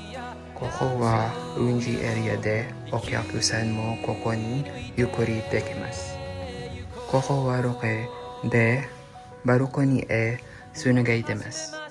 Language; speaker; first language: Japanese; non-native, learner; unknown